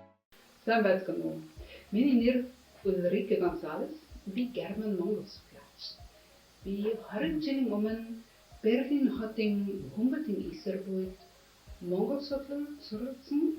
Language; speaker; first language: Mongolian; non-native, fluent; German